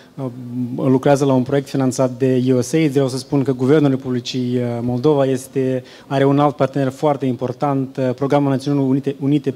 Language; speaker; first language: Romanian; native; Romanian